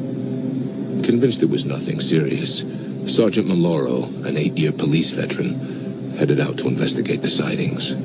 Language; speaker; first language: English; native; English